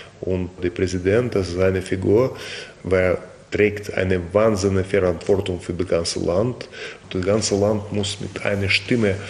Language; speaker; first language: German; non-native, fluent; Russian